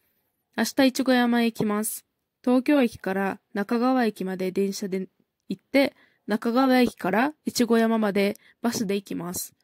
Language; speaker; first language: Japanese; non-native, fluent; Kyrgyz